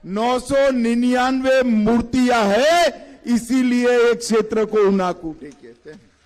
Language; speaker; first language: Hindi; native; Hindi